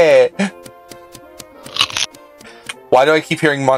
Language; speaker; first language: English; native; English